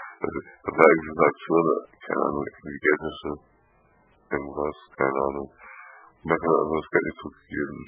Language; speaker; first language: German; native; German